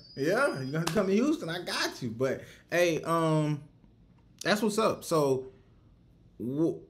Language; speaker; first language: English; native; English